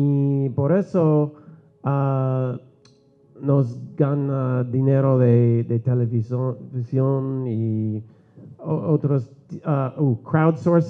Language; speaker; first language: Spanish; non-native, learner; English